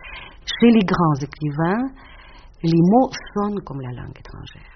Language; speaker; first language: French; non-native, fluent; Russian